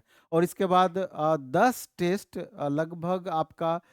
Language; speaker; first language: Hindi; native; Hindi